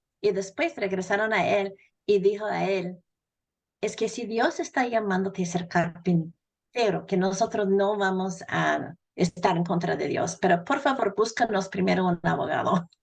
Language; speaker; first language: Spanish; non-native, fluent; English